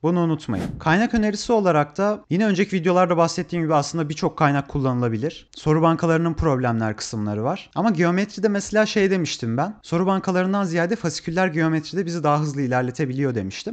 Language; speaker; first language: Turkish; native; Turkish